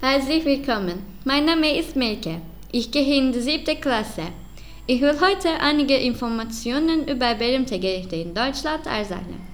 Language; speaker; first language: German; non-native, learner; Turkish